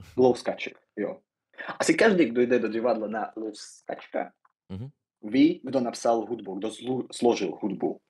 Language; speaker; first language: Czech; non-native, fluent; Russian